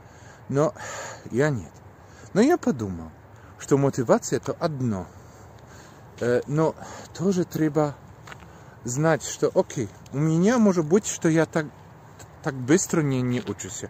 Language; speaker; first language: Russian; non-native, learner; Polish